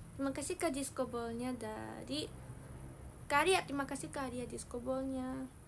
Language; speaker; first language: Indonesian; non-native, learner; Japanese